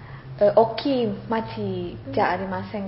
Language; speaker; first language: Japanese; non-native, learner; Indonesian